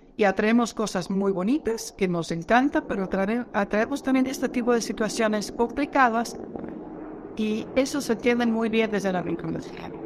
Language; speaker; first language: Spanish; non-native, fluent; Dutch